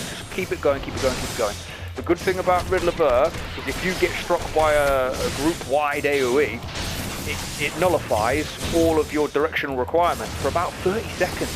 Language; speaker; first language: English; native; English